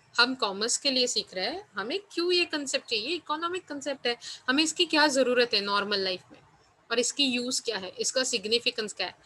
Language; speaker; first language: Hindi; non-native, local second language; Marathi